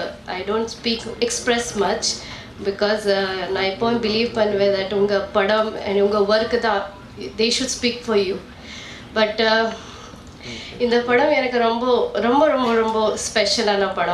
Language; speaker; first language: Tamil; non-native, learner; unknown